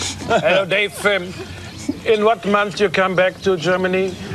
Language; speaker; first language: English; non-native, learner; German